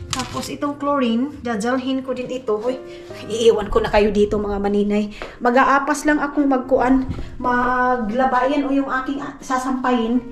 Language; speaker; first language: Filipino; non-native, local second language; Cebuano